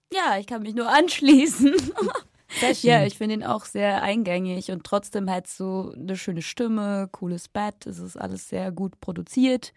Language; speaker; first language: German; native; German